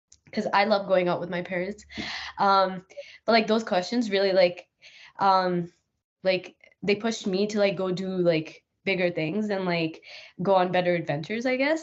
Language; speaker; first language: English; native; English